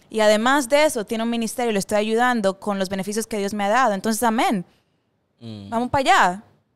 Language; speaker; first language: Spanish; early bilingual, heritage; Spanish